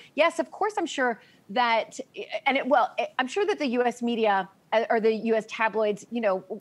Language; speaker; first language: English; native; English